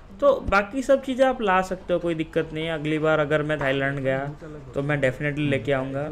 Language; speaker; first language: Hindi; non-native, local second language; Odia